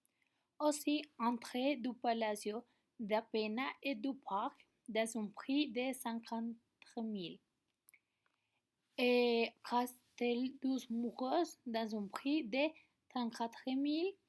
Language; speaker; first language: French; non-native, learner; Spanish